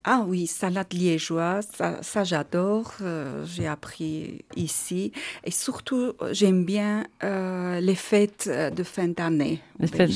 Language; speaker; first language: French; non-native, learner; Armenian